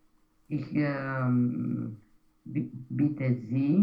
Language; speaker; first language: German; non-native, learner; Romanian